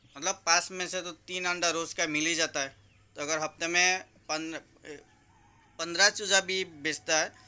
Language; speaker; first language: Hindi; non-native, local second language; Assamese